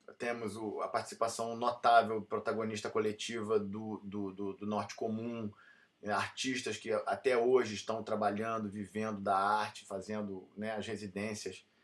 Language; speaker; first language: Portuguese; native; Portuguese